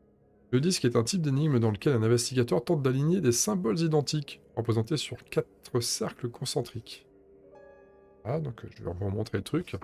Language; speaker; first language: French; native; French